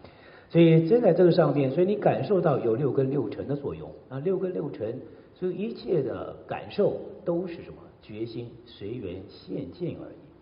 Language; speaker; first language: Chinese; native; Chinese